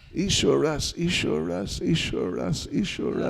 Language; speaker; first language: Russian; non-native, learner; English